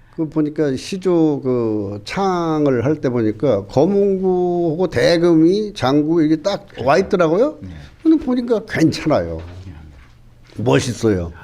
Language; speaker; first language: Korean; native; Korean